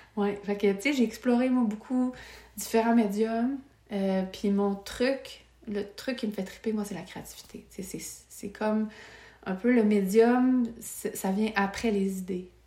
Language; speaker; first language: French; native; French